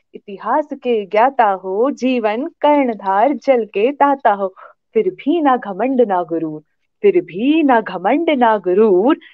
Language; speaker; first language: Hindi; native; Hindi